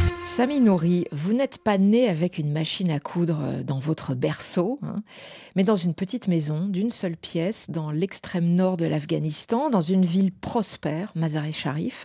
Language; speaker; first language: French; native; French